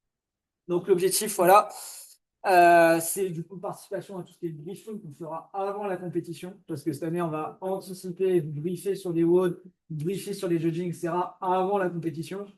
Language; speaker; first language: French; native; French